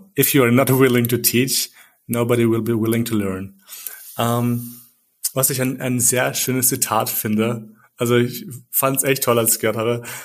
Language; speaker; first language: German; early bilingual, other home language; Albanian